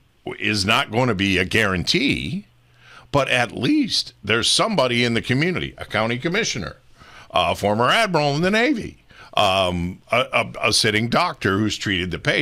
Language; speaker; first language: English; native; English